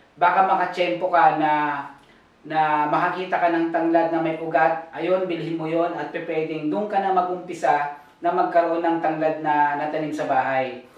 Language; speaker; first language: Filipino; non-native, local second language; Bikol